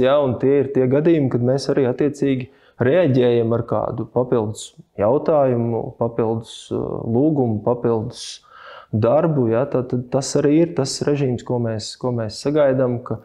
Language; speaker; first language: Latvian; native; Latvian